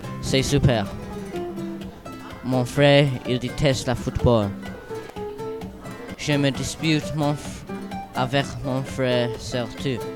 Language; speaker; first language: French; non-native, learner; English